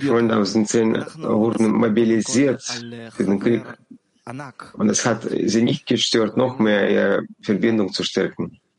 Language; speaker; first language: German; non-native, learner; Hebrew